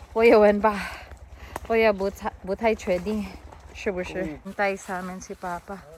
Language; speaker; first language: Chinese; non-native, learner; Filipino